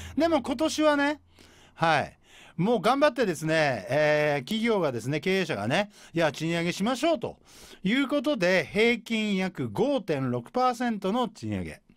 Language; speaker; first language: Japanese; native; Japanese